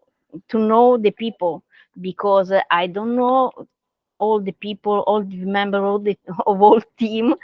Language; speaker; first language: English; non-native, learner; Italian